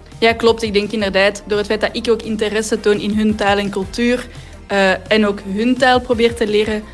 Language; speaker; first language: Dutch; native; Dutch